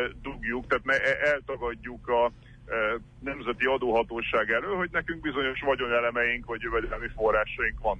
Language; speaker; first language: Hungarian; native; Hungarian